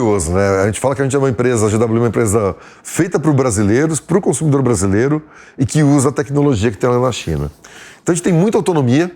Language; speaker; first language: Portuguese; native; Portuguese